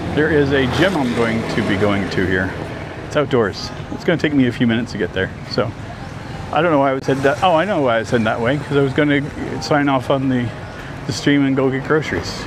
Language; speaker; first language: English; native; English